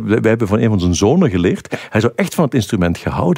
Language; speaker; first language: Dutch; native; Dutch